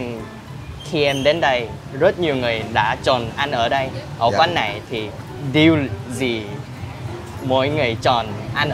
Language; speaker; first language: Vietnamese; early bilingual, other home language; Korean